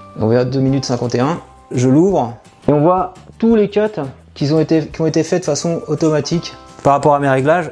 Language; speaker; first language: French; native; French